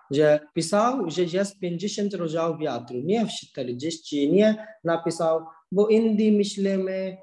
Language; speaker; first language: Polish; non-native, learner; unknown